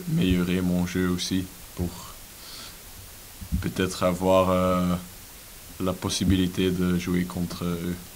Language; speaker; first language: French; non-native, local second language; Dutch